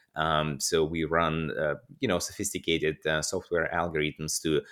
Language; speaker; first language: English; non-native, fluent; Russian